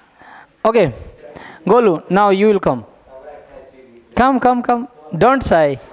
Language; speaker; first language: English; non-native, fluent; Hindi